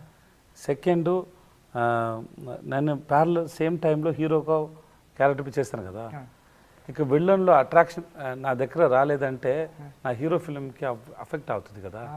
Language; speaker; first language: Telugu; non-native, learner; Tamil